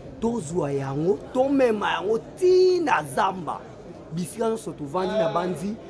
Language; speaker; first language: Lingala; native; Lingala